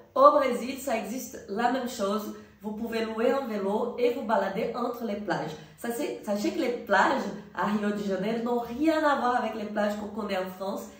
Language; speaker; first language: French; non-native, fluent; Portuguese